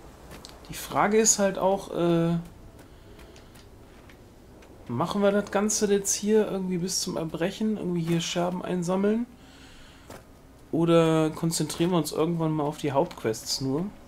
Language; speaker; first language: German; native; German